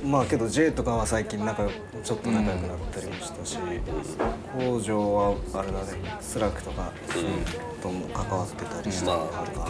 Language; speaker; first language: Japanese; native; Japanese